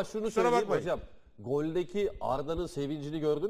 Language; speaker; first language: Turkish; native; Turkish